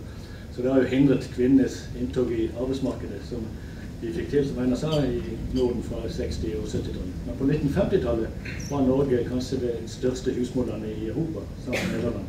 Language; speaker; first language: Norwegian; native; Norwegian